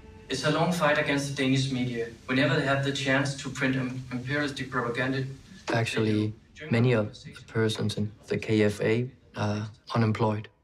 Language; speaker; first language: English; non-native, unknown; Danish